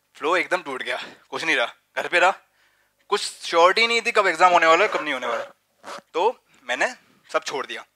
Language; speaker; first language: Hindi; native; Hindi